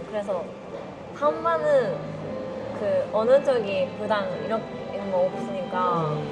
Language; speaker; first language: Korean; non-native, fluent; Japanese